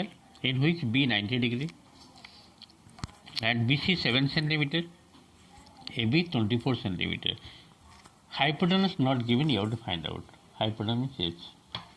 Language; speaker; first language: English; non-native, local second language; Bangla